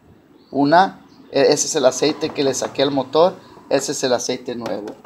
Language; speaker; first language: Spanish; early bilingual, heritage; Spanish